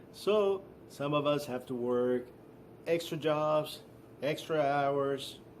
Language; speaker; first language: English; native; English